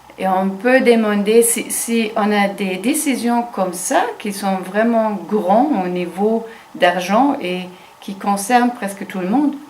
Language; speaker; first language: French; non-native, fluent; German